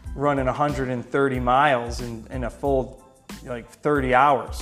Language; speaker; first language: English; native; English